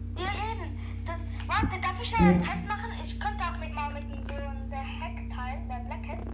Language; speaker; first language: German; non-native, fluent; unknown